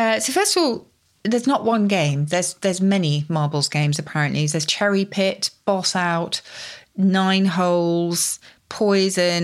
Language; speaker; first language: English; native; English